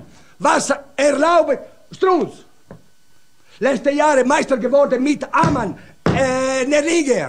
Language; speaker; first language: German; non-native, learner; Italian